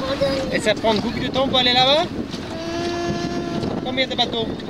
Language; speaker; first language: French; non-native, fluent; English